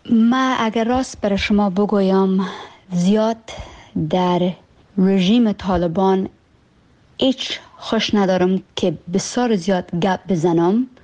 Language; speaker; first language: Persian; early bilingual, heritage; Persian